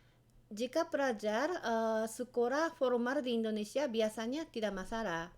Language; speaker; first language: Indonesian; non-native, fluent; Japanese